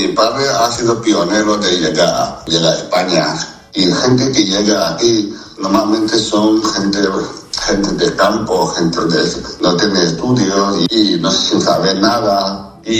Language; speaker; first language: Spanish; early bilingual, other home language; Chinese